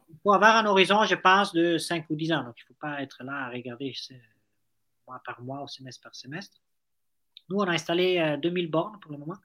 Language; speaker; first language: French; non-native, fluent; Italian